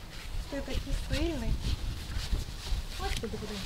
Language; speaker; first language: Russian; non-native, local second language; Ukrainian